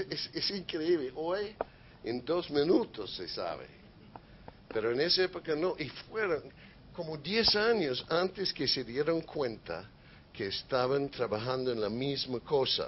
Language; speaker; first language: Spanish; non-native, fluent; English